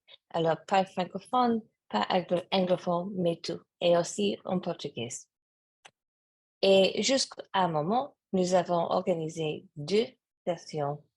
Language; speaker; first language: French; non-native, learner; English